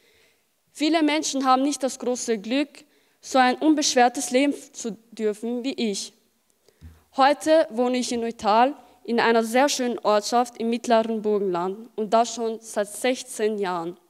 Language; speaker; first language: German; early bilingual, other home language; Albanian